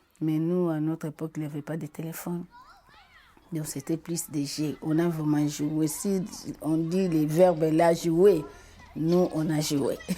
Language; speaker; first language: French; non-native, local second language; Lingala